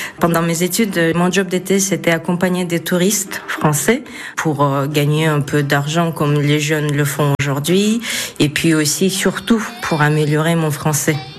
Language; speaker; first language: French; non-native, fluent; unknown